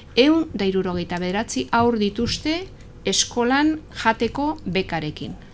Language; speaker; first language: Basque; non-native, local second language; Spanish